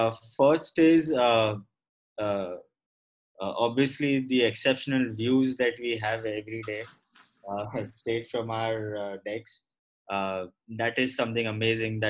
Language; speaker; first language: English; non-native, local second language; Gujarati